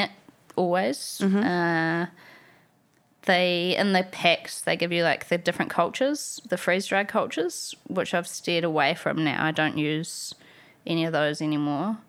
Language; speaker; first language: English; native; English